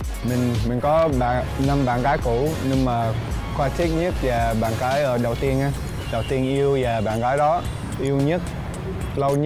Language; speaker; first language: Vietnamese; early bilingual, heritage; Vietnamese